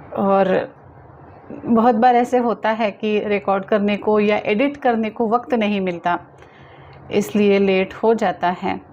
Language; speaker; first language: Hindi; non-native, local second language; Marathi